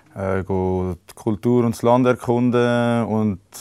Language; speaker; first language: German; native; German